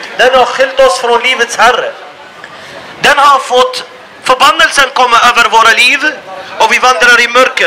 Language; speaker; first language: Swedish; non-native, fluent; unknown